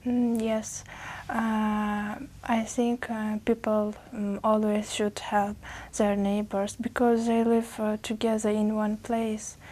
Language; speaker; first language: English; non-native, learner; Uzbek